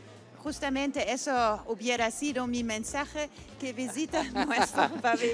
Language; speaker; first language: Spanish; non-native, fluent; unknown